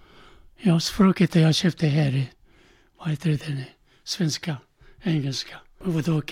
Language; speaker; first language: Swedish; non-native, learner; Korean